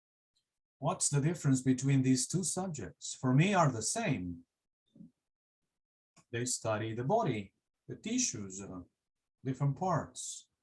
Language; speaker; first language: English; non-native, fluent; Spanish